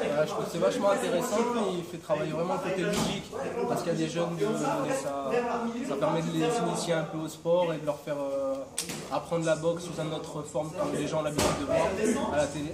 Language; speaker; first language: French; native; French